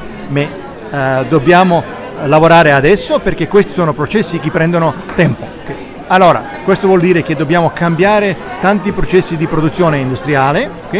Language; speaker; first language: Italian; non-native, learner; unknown